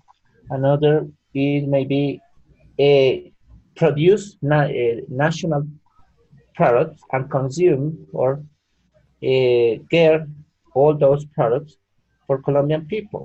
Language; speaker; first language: English; non-native, learner; Spanish